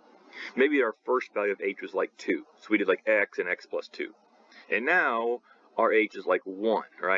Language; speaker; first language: English; native; English